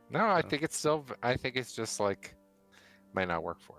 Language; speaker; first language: English; native; English